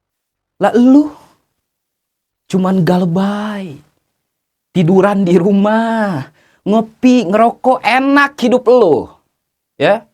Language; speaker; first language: Indonesian; native; Indonesian